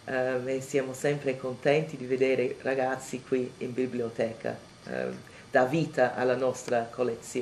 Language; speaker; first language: Italian; non-native, fluent; English